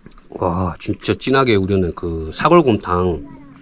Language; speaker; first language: Korean; native; Korean